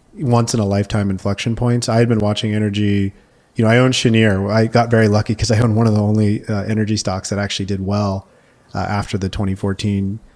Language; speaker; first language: English; native; English